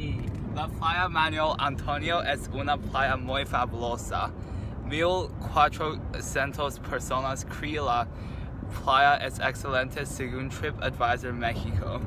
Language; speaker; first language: Spanish; non-native, learner; English